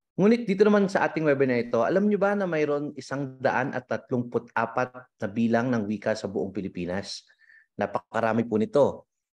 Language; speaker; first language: Filipino; native; Filipino